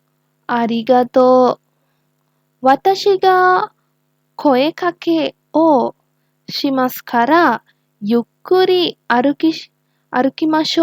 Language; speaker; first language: Japanese; non-native, learner; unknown